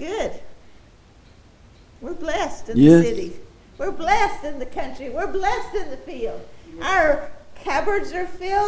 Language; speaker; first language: English; native; English